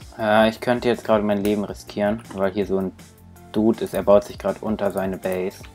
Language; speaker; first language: German; native; German